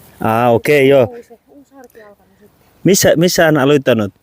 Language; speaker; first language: Finnish; non-native, learner; Bangla